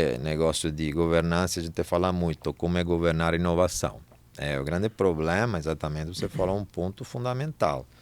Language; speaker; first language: Portuguese; non-native, fluent; Italian